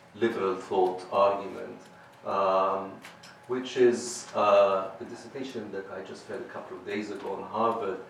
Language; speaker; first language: English; non-native, fluent; Arabic